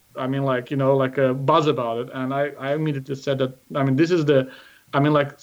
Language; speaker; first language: English; non-native, fluent; Azerbaijani